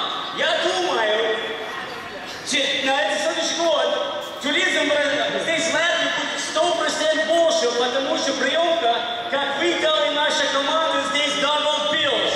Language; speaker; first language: Russian; non-native, learner; English